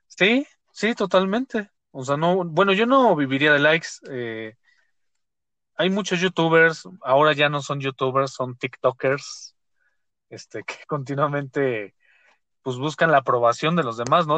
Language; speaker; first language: Spanish; native; Spanish